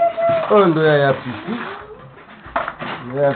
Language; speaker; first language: German; non-native, learner; Lingala